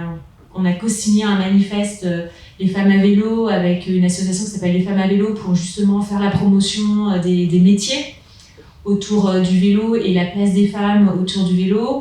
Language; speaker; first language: French; native; French